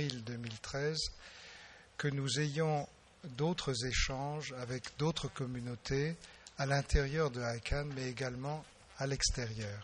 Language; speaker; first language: French; native; French